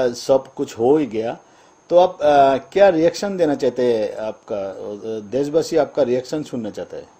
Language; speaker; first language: Hindi; non-native, local second language; Bangla